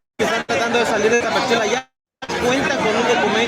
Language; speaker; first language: Spanish; native; Spanish